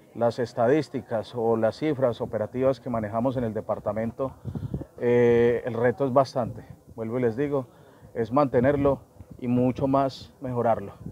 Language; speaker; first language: Spanish; native; Spanish